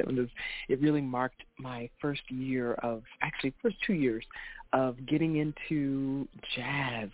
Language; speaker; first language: English; native; English